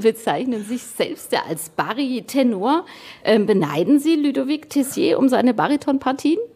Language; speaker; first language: German; native; German